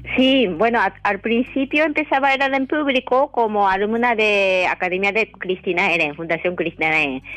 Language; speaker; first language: Spanish; non-native, fluent; Japanese